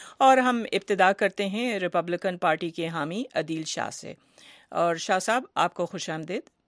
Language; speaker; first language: Urdu; native; Urdu